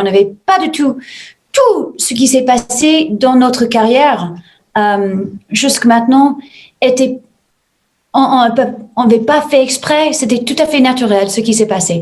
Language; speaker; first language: French; non-native, fluent; English